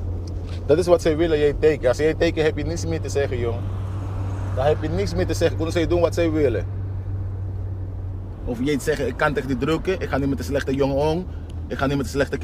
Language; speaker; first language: Dutch; non-native, learner; Spanish